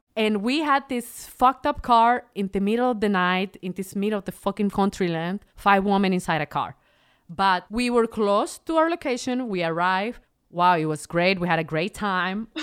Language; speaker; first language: English; non-native, fluent; Spanish